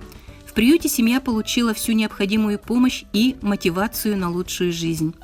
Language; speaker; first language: Russian; native; Russian